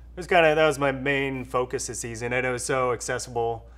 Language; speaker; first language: English; native; English